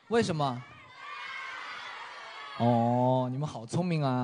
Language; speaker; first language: Chinese; native; Chinese